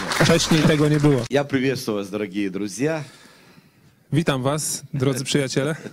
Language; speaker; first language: Polish; non-native, learner; Russian